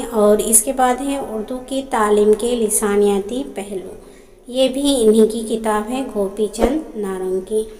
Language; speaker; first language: Urdu; native; Urdu